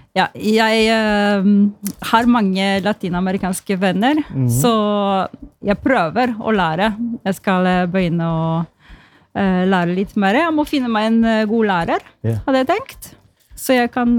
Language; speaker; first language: Norwegian; non-native, fluent; Polish